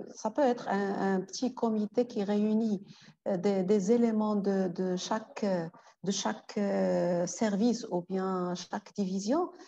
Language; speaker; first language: French; non-native, local second language; Arabic